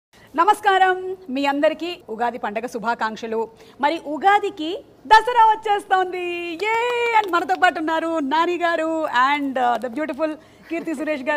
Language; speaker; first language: Telugu; native; Telugu